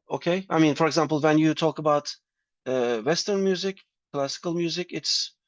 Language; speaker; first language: English; non-native, fluent; Turkish